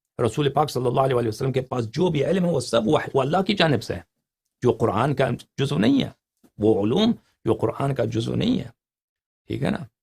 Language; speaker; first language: Urdu; non-native, fluent; Persian